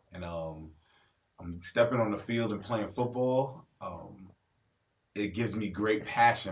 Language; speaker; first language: English; native; English